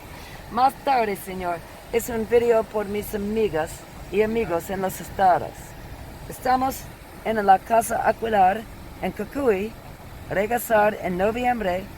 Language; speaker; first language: Spanish; non-native, learner; English